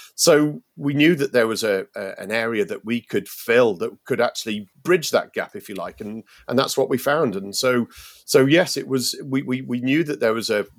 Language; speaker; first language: English; native; English